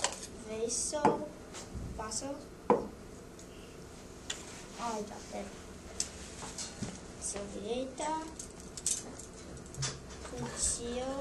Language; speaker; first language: Spanish; non-native, learner; English